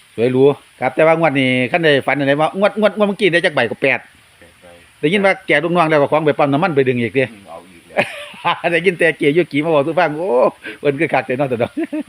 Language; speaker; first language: Thai; native; Thai